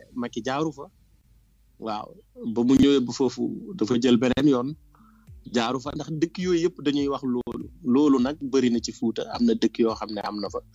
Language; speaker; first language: Wolof; non-native, local second language; Fula